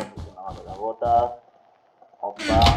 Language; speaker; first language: Spanish; native; Spanish